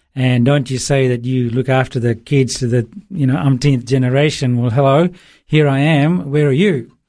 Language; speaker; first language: English; early bilingual, other home language; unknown